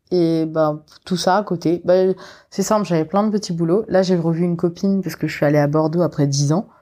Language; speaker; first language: French; non-native, local second language; Morisyen